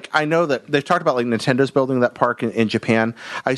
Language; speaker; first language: English; native; English